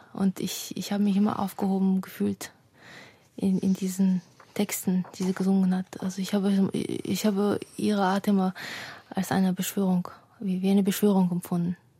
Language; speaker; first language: German; non-native, fluent; Russian